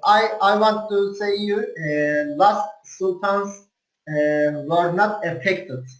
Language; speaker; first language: English; non-native, learner; Turkish